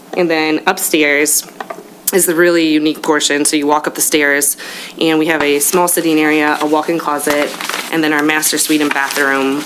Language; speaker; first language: English; native; English